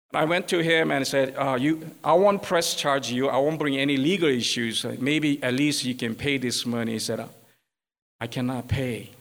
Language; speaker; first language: English; non-native, fluent; Korean